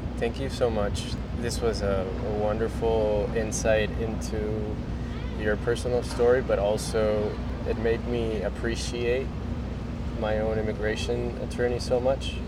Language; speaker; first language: English; non-native, fluent; Spanish